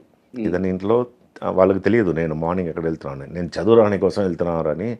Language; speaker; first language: Telugu; non-native, fluent; Tamil